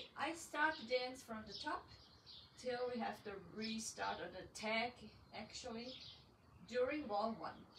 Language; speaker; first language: English; non-native, fluent; German